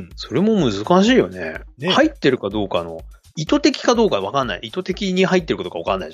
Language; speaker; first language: Japanese; native; Japanese